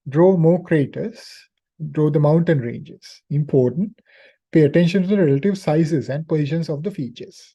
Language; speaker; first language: English; non-native, local second language; Sinhala